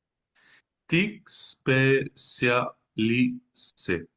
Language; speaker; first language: French; non-native, learner; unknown